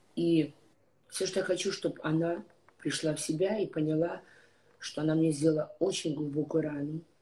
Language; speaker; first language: Russian; native; Russian